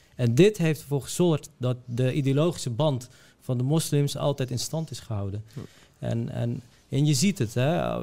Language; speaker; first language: Dutch; early bilingual, other home language; Bosnian